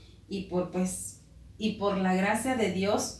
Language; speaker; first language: Spanish; native; Spanish